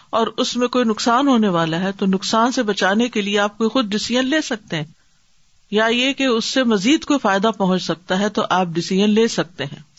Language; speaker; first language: Urdu; native; Urdu